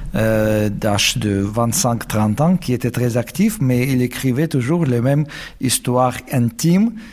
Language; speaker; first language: French; non-native, fluent; Russian